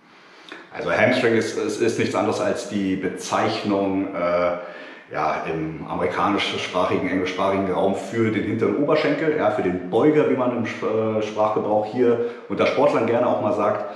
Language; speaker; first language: German; native; German